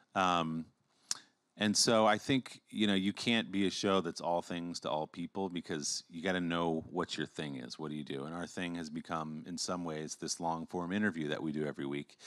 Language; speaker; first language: English; native; English